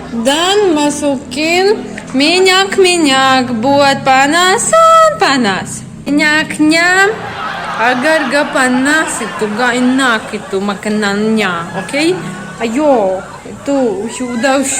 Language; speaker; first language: Indonesian; non-native, learner; Russian